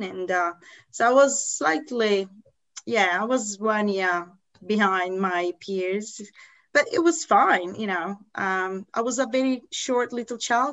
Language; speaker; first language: English; non-native, fluent; Italian